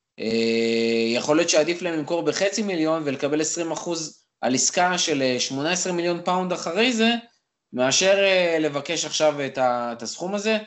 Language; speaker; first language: Hebrew; native; Hebrew